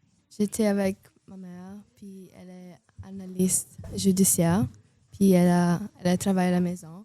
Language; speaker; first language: French; non-native, learner; Portuguese